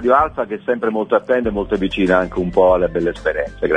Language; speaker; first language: Italian; native; Italian